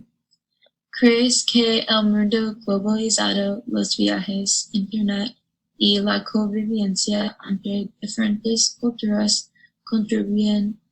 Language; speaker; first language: Spanish; non-native, learner; English